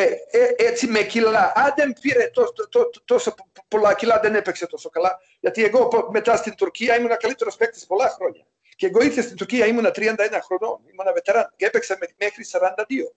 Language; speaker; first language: Greek; non-native, learner; Serbian